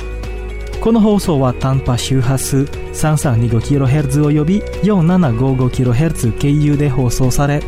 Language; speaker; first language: Japanese; non-native, fluent; Indonesian